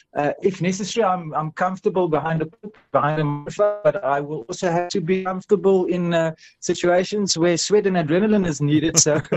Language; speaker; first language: English; non-native, local second language; Afrikaans